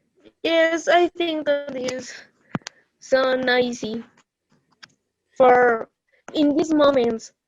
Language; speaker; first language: English; non-native, learner; Spanish